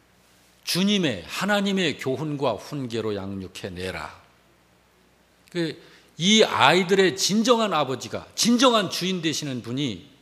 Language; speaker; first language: Korean; native; Korean